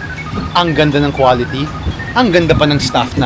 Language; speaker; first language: Filipino; native; Filipino